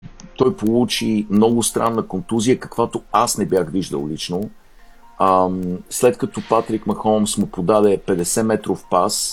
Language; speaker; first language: Bulgarian; native; Bulgarian